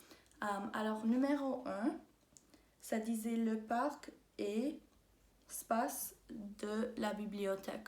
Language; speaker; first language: French; non-native, local second language; English